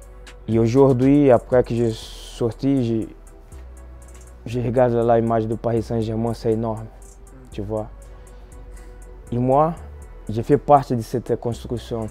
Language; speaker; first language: French; non-native, fluent; Portuguese